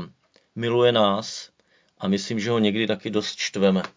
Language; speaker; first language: Czech; native; Czech